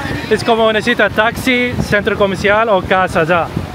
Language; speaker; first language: Spanish; non-native, learner; Arabic